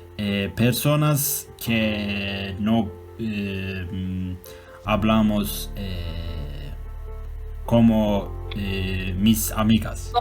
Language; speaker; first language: Spanish; non-native, learner; Turkish